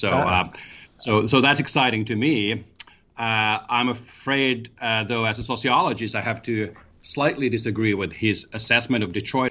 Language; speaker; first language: English; non-native, fluent; Finnish